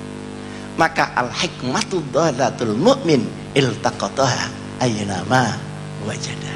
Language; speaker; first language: Indonesian; non-native, local second language; Javanese